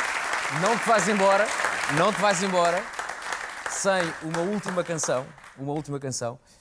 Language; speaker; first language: Portuguese; native; Portuguese